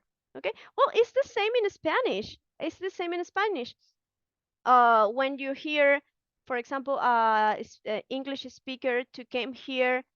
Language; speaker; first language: English; non-native, fluent; Spanish